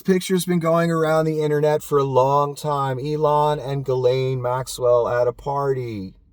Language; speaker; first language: English; native; English